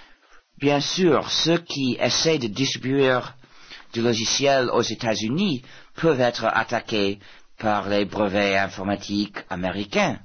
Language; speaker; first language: French; non-native, fluent; English